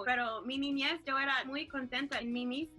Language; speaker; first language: Spanish; early bilingual, other home language; English